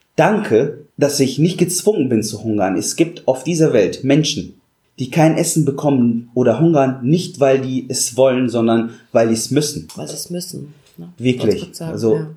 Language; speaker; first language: German; non-native, fluent; Arabic